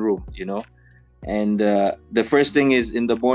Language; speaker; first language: English; non-native, local second language; Fula